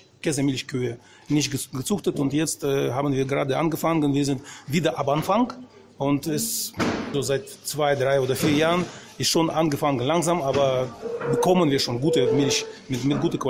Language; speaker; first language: German; non-native, fluent; Russian